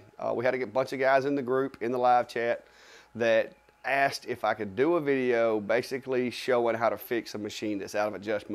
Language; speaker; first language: English; native; English